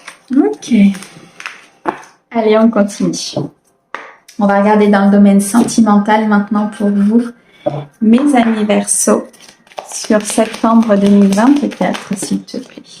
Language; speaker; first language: French; native; French